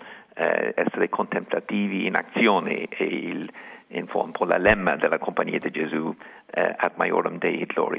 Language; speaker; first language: Italian; non-native, fluent; English